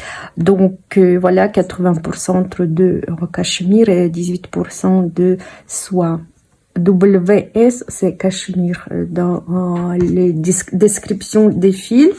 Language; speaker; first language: French; non-native, fluent; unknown